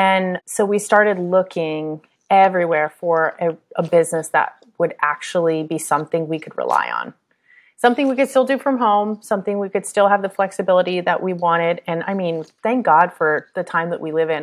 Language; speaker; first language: English; native; English